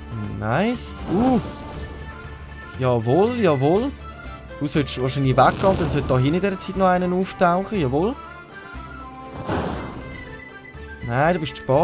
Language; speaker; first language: German; native; German